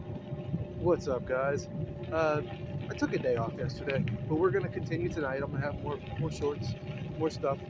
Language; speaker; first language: English; native; English